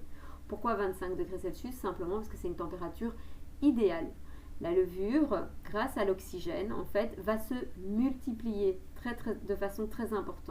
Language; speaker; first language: French; native; French